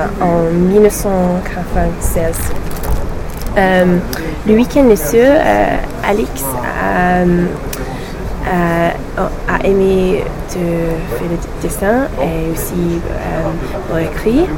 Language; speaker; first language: French; non-native, learner; English